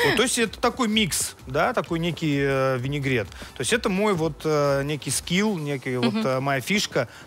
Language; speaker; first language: Russian; native; Russian